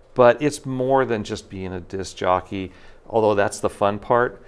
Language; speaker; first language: English; native; English